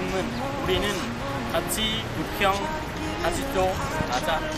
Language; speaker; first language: Korean; non-native, learner; Hmong